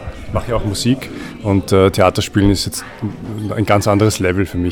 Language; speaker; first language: German; native; German